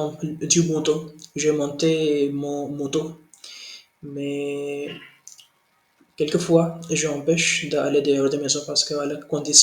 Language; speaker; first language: French; non-native, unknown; Hindi